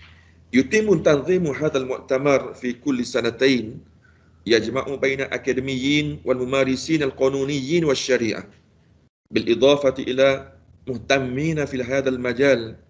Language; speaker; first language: Arabic; non-native, fluent; Malay